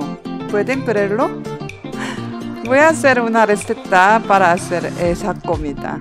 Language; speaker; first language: Spanish; non-native, learner; Korean